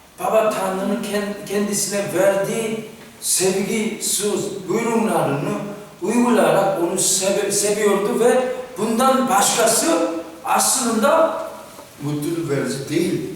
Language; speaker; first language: Turkish; non-native, fluent; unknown